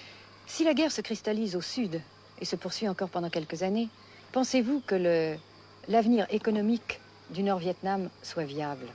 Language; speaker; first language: French; native; French